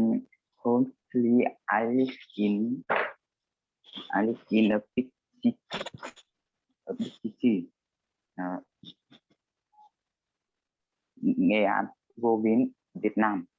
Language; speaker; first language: English; non-native, learner; Vietnamese